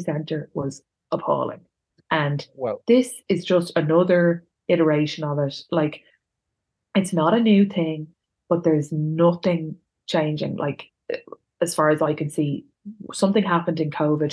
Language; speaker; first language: English; native; English